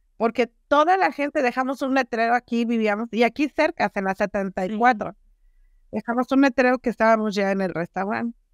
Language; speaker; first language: Spanish; native; Spanish